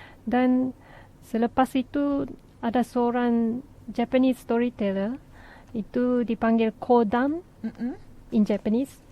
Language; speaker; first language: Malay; non-native, fluent; Japanese